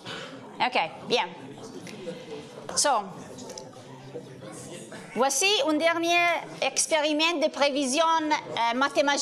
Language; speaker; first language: French; non-native, learner; Italian